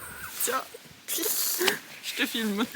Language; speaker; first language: French; native; French